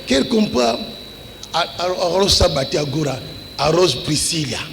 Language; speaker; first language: Portuguese; non-native, learner; Lingala